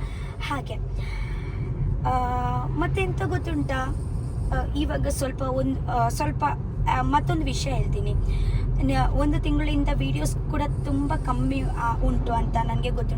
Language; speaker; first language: Kannada; non-native, local second language; Tulu